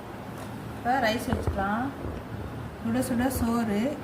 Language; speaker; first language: Tamil; native; Tamil